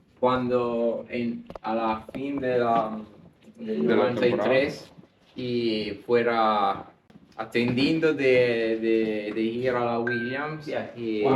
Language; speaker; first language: Spanish; non-native, learner; Italian